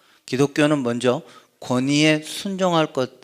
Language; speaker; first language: Korean; native; Korean